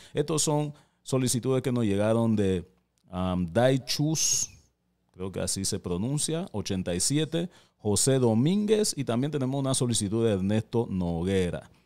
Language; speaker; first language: Spanish; native; Spanish